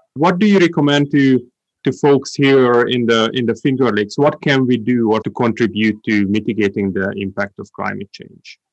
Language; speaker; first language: English; non-native, fluent; Hungarian